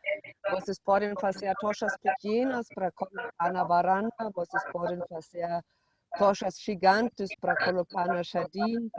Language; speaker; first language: Portuguese; non-native, fluent; German